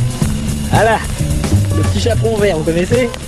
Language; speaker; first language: French; native; French